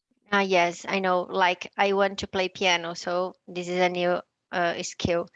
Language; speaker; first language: English; non-native, learner; Portuguese